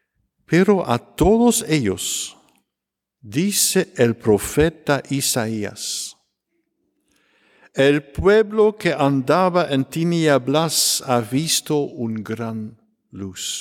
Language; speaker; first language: Spanish; non-native, fluent; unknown